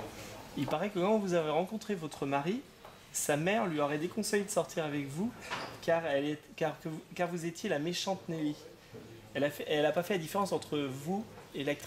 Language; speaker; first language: French; native; French